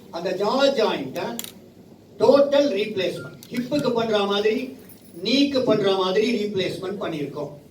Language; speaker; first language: Tamil; native; Tamil